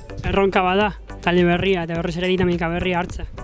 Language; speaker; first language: Basque; native; Basque